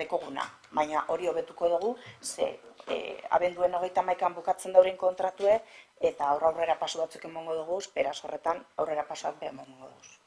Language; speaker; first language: Basque; native; Basque